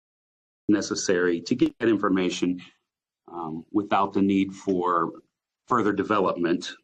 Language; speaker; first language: English; native; English